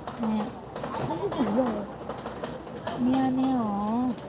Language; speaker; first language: Korean; non-native, learner; Vietnamese